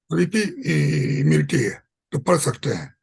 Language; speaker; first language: Hindi; non-native, fluent; Japanese